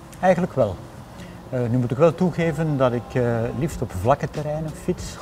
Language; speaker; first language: Dutch; native; Dutch